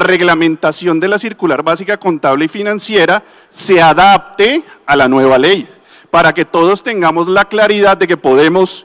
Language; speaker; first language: Spanish; native; Spanish